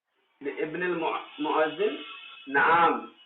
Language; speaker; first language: Arabic; non-native, fluent; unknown